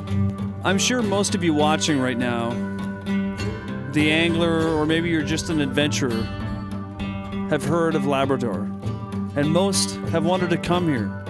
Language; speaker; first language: English; native; English